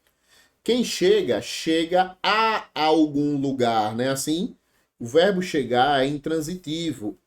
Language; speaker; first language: Portuguese; native; Portuguese